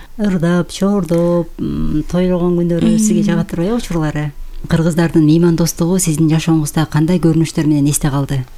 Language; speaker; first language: Kyrgyz; native; Kyrgyz